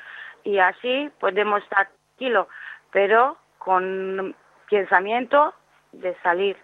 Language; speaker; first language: Spanish; non-native, learner; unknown